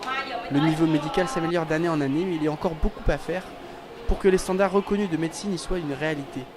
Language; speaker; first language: French; native; French